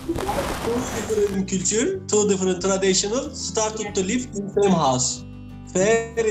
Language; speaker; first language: English; non-native, learner; Turkish